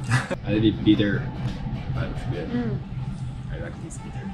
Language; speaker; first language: English; non-native, fluent; Japanese